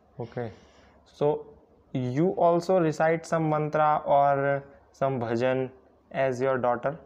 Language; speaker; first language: English; non-native, local second language; Hindi